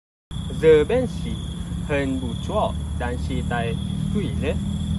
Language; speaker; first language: Chinese; non-native, learner; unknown